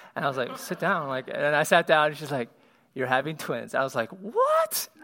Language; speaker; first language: English; native; English